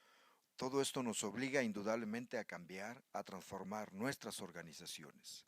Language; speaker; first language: Spanish; native; Spanish